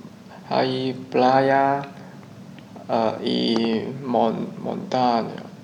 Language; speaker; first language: Spanish; non-native, learner; Chinese